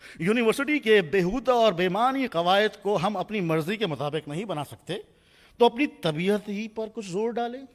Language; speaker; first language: Urdu; native; Urdu